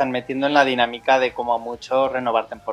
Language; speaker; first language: Spanish; native; Spanish